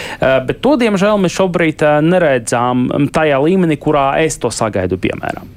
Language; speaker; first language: Latvian; non-native, local second language; Russian